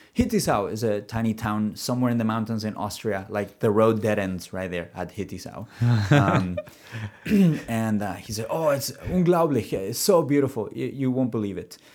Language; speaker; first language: English; early bilingual, other home language; Spanish